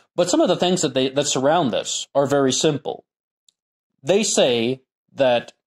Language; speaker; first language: English; native; English